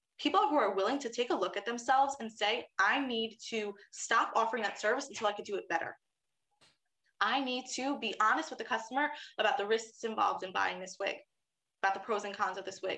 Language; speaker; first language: English; native; English